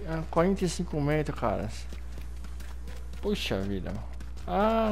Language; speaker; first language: Portuguese; native; Portuguese